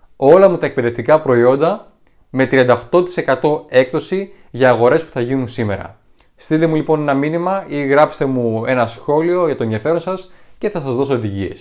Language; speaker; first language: Greek; native; Greek